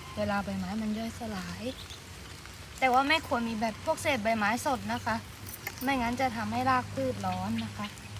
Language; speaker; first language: Thai; native; Thai